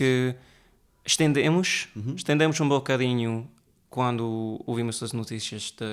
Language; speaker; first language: Portuguese; early bilingual, heritage; Portuguese